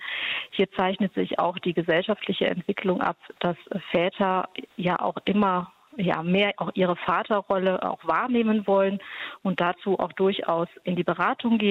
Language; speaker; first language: German; native; German